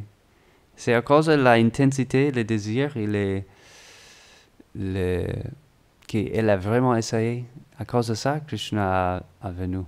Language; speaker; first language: French; non-native, learner; English